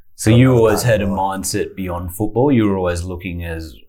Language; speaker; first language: English; native; English